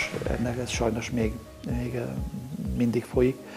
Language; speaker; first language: Hungarian; native; Hungarian